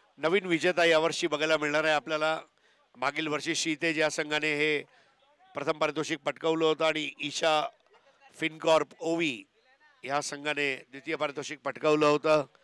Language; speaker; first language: Marathi; native; Marathi